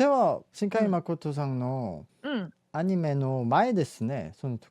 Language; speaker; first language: Japanese; non-native, fluent; Korean